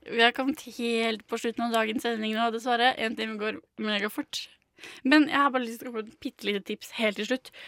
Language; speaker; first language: Norwegian; native; Norwegian